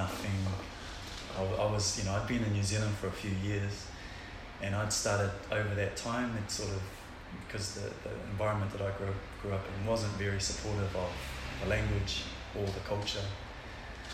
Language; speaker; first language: English; non-native, local second language; Tongan